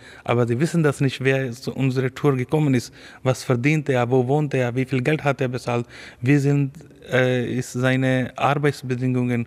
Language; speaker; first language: German; non-native, fluent; Urdu